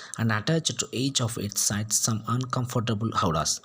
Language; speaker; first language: English; non-native, local second language; Tamil